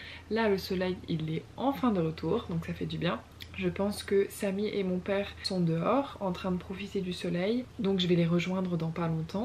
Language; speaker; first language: French; native; French